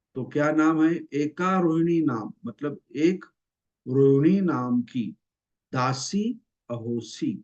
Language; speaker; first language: Hindi; non-native, local second language; Marathi